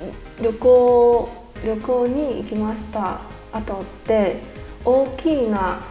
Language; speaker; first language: Japanese; non-native, learner; Chinese